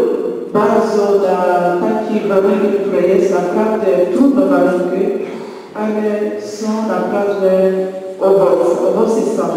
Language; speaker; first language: Polish; non-native, learner; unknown